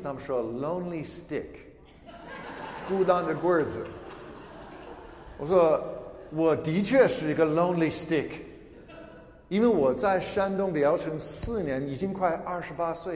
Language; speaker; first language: Chinese; non-native, fluent; English